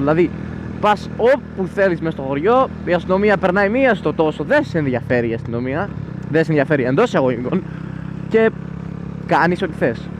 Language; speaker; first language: Greek; native; Greek